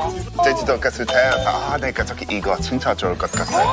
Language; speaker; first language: Korean; non-native, learner; English